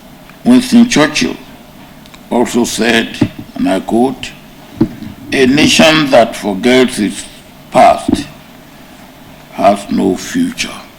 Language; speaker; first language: English; non-native, local second language; Yoruba